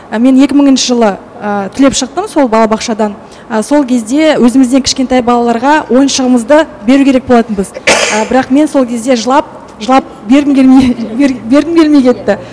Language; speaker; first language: Kazakh; native; Kazakh